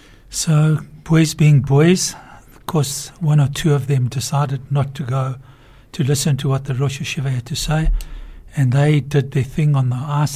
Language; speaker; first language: English; native; English